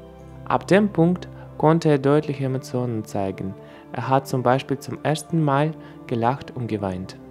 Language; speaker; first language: German; non-native, fluent; Russian